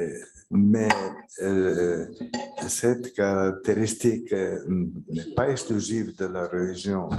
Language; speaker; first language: French; non-native, fluent; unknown